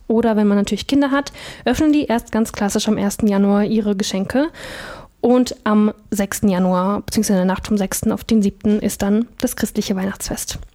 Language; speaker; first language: German; early bilingual, other home language; Russian